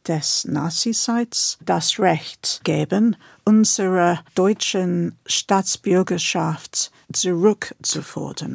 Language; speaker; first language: German; non-native, fluent; English